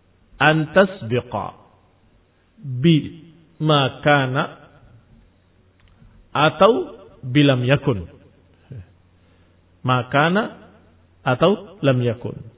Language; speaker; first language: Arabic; non-native, fluent; Indonesian